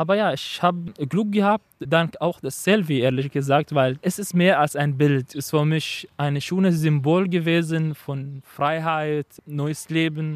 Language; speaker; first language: German; non-native, fluent; Arabic